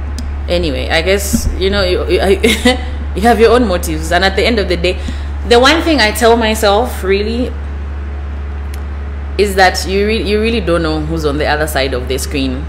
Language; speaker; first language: English; non-native, local second language; Bemba